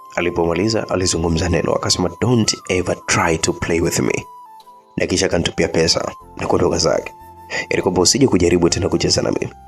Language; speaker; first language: Swahili; native; Swahili